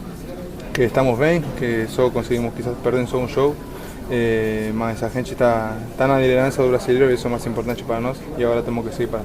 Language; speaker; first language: Portuguese; non-native, fluent; Spanish